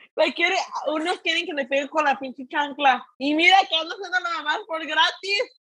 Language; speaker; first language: Spanish; early bilingual, heritage; Spanish